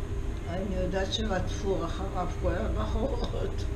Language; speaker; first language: Hebrew; non-native, fluent; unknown